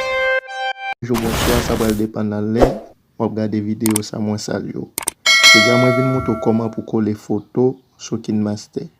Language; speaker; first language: French; non-native, learner; Haitian Creole